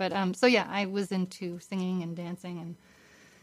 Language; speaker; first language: English; native; English